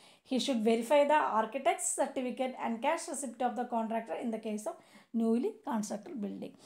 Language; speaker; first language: English; non-native, local second language; Malayalam